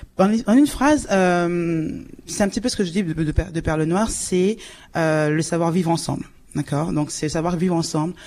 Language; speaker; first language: French; native; French